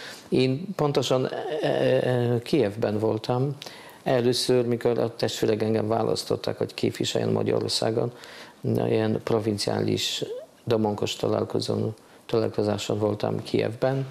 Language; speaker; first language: Hungarian; non-native, fluent; Polish